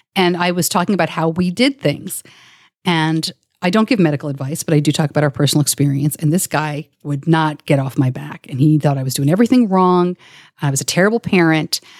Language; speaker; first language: English; native; English